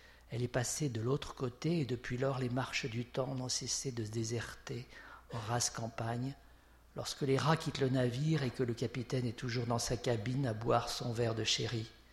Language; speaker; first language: French; native; French